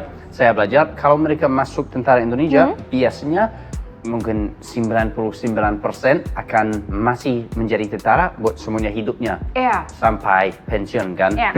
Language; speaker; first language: Indonesian; non-native, learner; English